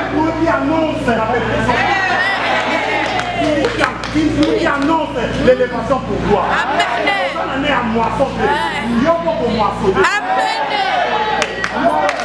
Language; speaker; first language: French; non-native, local second language; Lingala